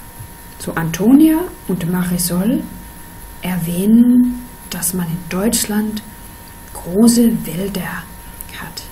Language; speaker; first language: German; non-native, fluent; Danish